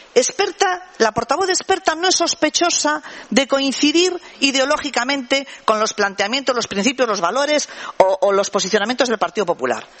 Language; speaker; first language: Spanish; non-native, local second language; Galician